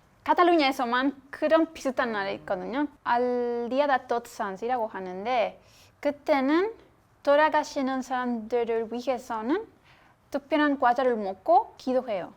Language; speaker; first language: Korean; non-native, fluent; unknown